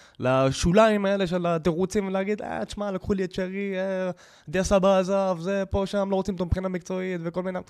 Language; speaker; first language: Hebrew; native; Hebrew